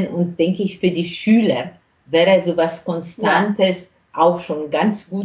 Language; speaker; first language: German; non-native, fluent; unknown